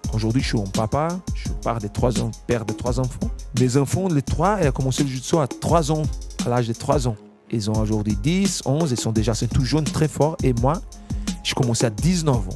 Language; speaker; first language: French; non-native, fluent; Portuguese